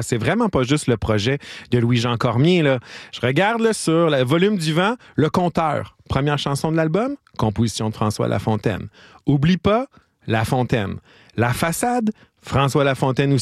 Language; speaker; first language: French; native; French